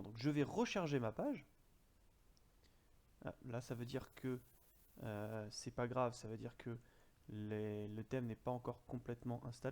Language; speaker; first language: French; native; French